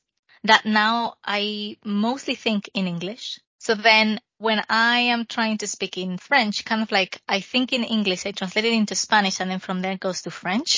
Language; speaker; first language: English; non-native, fluent; Spanish